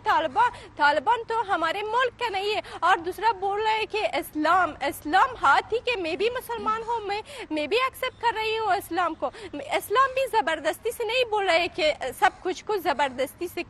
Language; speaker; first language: Hindi; non-native, fluent; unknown